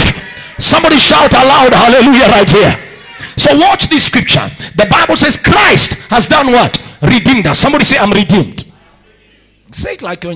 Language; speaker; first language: English; non-native, local second language; Swahili